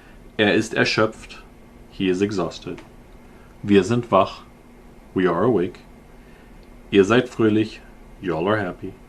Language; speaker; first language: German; non-native, fluent; English